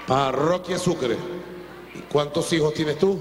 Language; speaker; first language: Spanish; native; Spanish